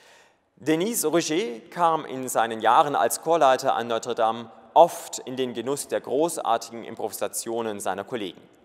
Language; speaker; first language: German; native; German